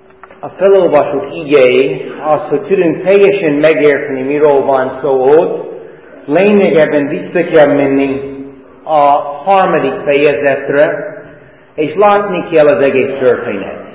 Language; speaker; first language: Hungarian; non-native, fluent; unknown